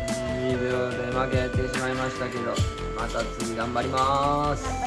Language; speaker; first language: Japanese; native; Japanese